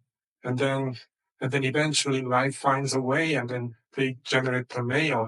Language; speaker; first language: English; non-native, fluent; Korean